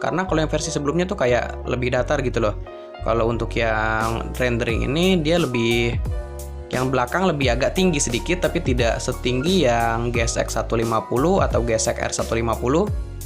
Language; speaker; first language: Indonesian; native; Indonesian